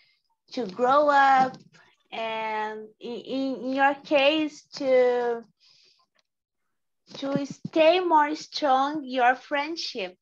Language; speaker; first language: English; non-native, learner; Portuguese